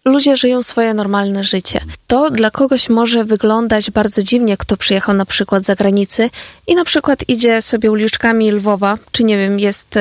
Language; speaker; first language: Polish; non-native, fluent; Ukrainian